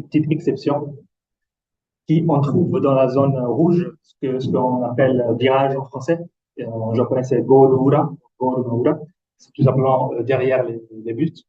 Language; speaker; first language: French; non-native, fluent; Italian